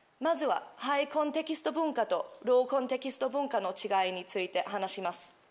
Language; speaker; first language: Japanese; non-native, fluent; English